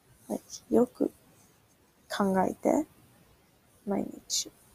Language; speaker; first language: Japanese; non-native, learner; English